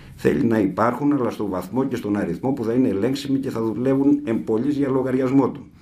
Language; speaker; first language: Greek; native; Greek